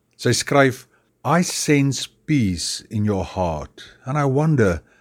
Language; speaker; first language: English; non-native, local second language; Afrikaans